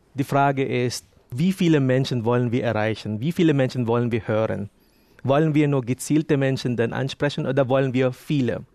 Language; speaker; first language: German; non-native, fluent; Filipino